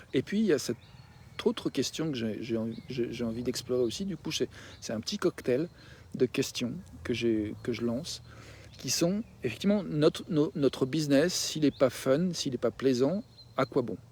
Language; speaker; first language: French; native; French